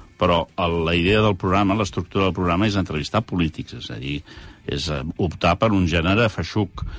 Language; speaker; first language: Catalan; early bilingual, heritage; Catalan